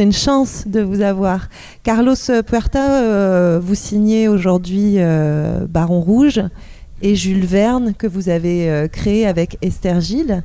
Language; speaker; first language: French; native; French